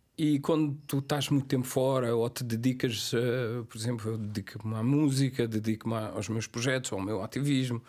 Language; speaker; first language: Portuguese; non-native, local second language; Kabuverdianu